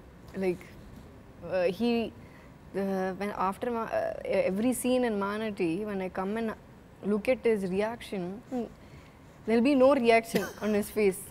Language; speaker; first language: Telugu; non-native, fluent; Malayalam